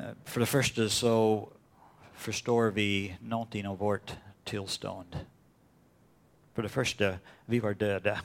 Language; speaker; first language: Swedish; non-native, fluent; English